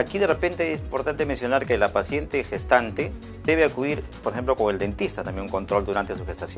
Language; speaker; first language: Spanish; native; Spanish